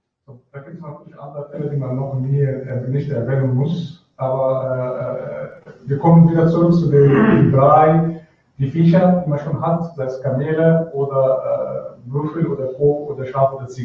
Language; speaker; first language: German; non-native, fluent; Arabic